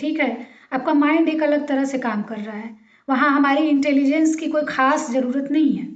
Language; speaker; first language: Hindi; native; Hindi